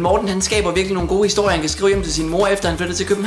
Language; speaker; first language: Danish; native; Danish